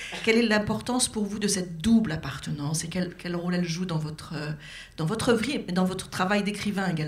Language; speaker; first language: French; native; French